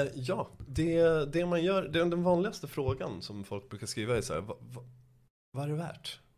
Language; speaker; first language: Swedish; early bilingual, other home language; Persian